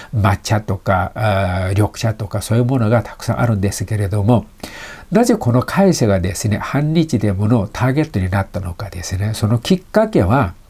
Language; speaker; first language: Japanese; non-native, fluent; Chinese